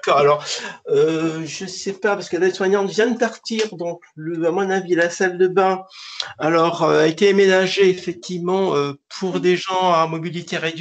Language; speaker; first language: French; native; French